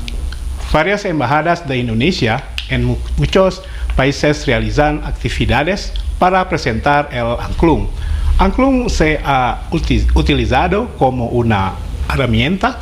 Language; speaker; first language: Spanish; non-native, fluent; Indonesian